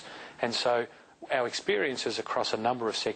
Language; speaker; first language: English; native; English